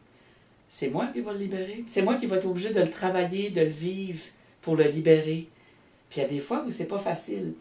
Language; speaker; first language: French; native; French